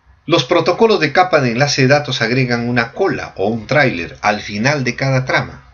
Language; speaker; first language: Spanish; native; Spanish